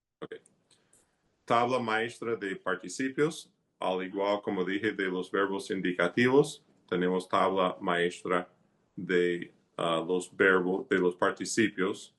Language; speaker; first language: Spanish; non-native, fluent; English